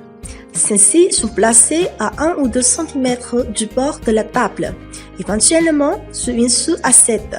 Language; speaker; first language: French; non-native, learner; Vietnamese